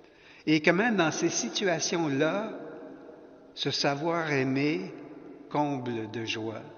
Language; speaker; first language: French; native; French